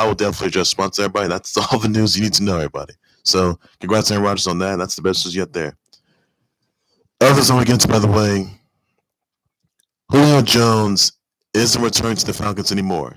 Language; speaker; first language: English; native; English